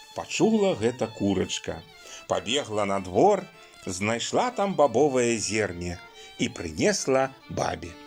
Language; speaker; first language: Belarusian; native; Belarusian